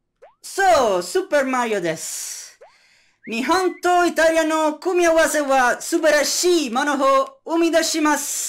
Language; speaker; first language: Japanese; non-native, learner; Italian